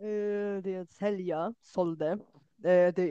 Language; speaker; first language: Swedish; non-native, fluent; Bulgarian